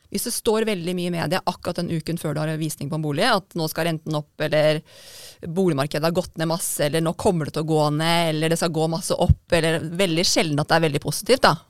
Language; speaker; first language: Norwegian; native; Norwegian